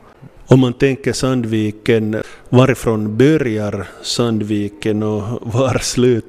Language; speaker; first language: Swedish; non-native, local second language; Finnish